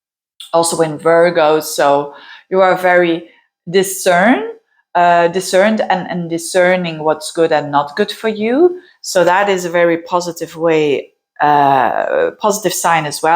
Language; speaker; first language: English; non-native, fluent; Dutch